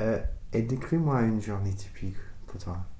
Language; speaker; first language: French; non-native, fluent; English